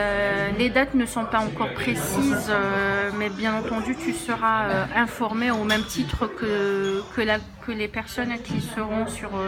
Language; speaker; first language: French; native; French